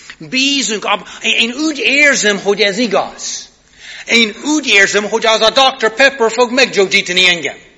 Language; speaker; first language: Hungarian; non-native, fluent; English